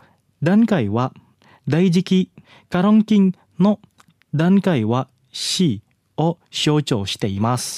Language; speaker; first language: Japanese; non-native, fluent; Indonesian